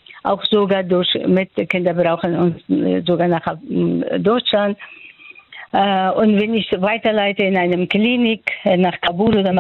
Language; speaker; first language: German; non-native, fluent; Persian